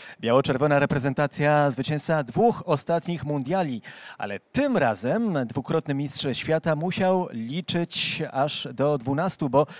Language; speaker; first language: Polish; native; Polish